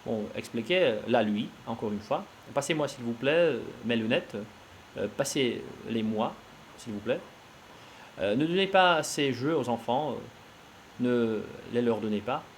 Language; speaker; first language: French; non-native, fluent; Russian